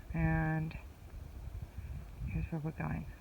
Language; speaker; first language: English; non-native, fluent; German